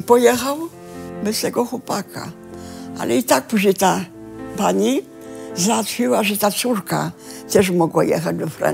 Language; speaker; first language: Polish; early bilingual, heritage; Polish